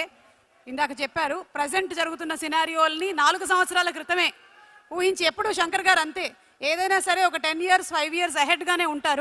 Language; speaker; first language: Telugu; native; Telugu